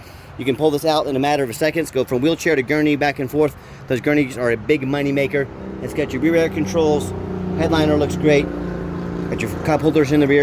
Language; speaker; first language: English; native; English